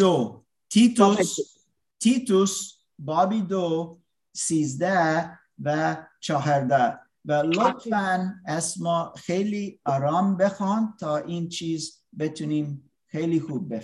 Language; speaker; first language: Persian; non-native, learner; English